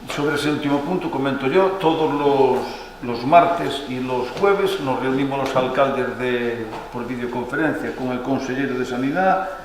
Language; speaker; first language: Spanish; non-native, local second language; Galician